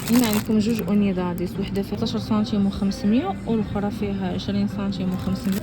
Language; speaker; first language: Arabic; native; Arabic